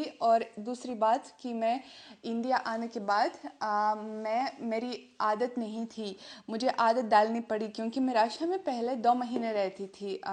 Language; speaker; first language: Hindi; non-native, fluent; Russian